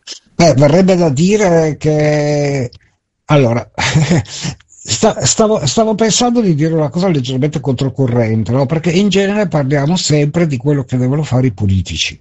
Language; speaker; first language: Italian; native; Italian